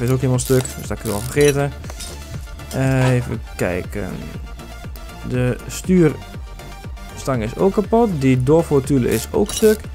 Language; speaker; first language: Dutch; native; Dutch